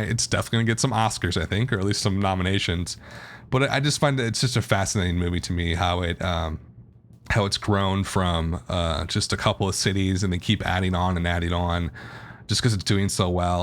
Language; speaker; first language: English; native; English